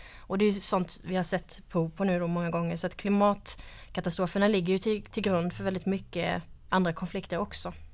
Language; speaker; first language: Swedish; native; Swedish